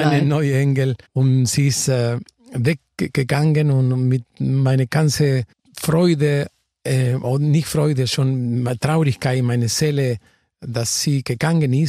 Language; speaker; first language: German; non-native, fluent; Spanish